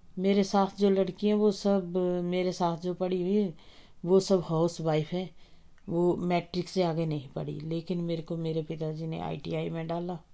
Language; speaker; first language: Hindi; native; Hindi